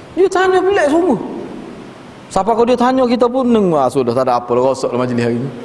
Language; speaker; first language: Malay; native; Malay